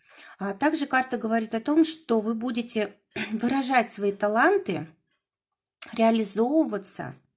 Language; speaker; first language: Russian; native; Russian